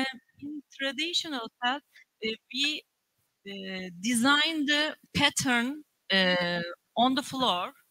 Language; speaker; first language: English; non-native, learner; Turkish